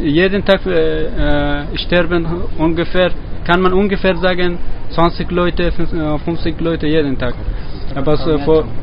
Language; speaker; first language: German; non-native, learner; Persian